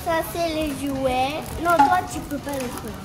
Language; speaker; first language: French; early bilingual, heritage; French